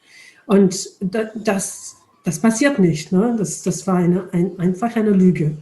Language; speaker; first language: German; non-native, fluent; English